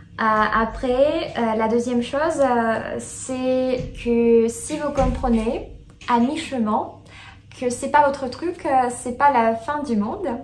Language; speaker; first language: French; non-native, fluent; Russian